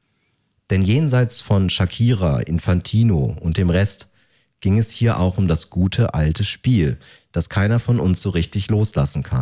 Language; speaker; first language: German; native; German